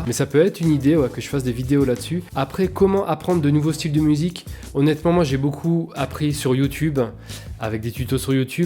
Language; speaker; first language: French; native; French